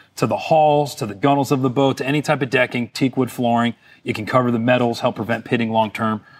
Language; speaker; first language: English; native; English